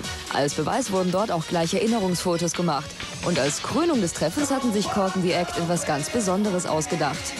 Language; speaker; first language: German; native; German